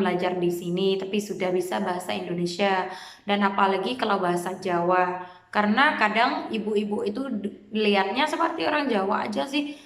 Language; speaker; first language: Indonesian; non-native, fluent; Khmer